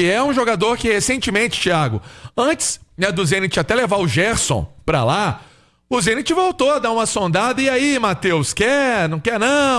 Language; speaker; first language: Portuguese; native; Portuguese